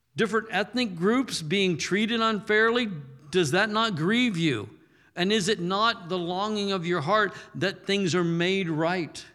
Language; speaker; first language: English; early bilingual, other home language; German